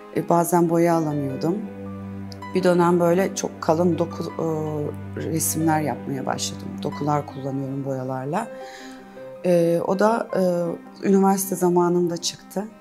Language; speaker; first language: Turkish; native; Turkish